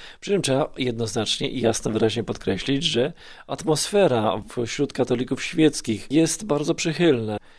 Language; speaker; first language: Polish; native; Polish